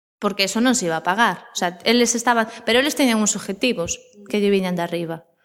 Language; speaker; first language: Galician; non-native, local second language; Spanish